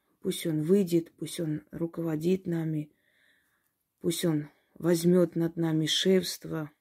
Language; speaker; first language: Russian; non-native, local second language; Armenian